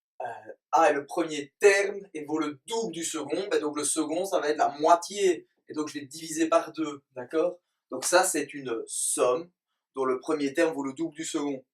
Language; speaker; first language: French; native; French